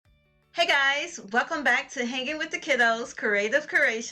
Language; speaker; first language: English; native; English